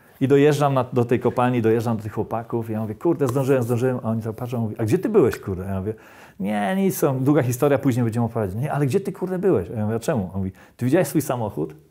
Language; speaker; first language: Polish; native; Polish